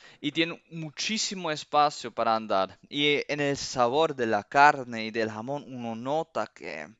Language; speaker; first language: Spanish; early bilingual, heritage; Spanish